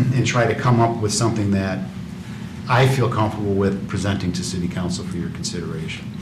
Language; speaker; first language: English; native; English